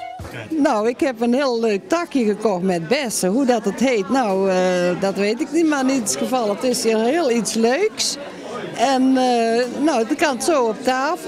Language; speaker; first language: Dutch; native; Dutch